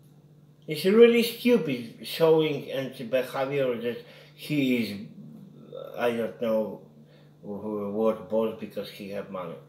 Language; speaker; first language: English; non-native, learner; Polish